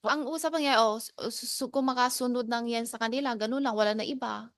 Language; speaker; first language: Filipino; non-native, learner; Chinese